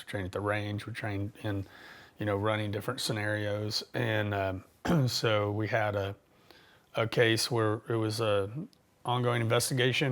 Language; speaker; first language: English; native; English